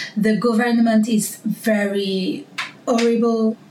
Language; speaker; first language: English; non-native, learner; French